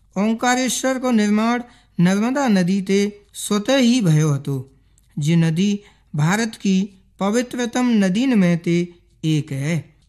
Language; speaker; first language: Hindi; native; Hindi